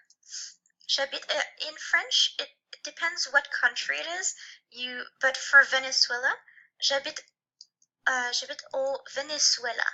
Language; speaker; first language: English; non-native, fluent; French